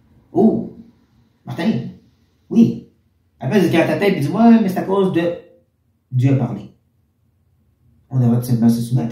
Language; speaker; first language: French; native; French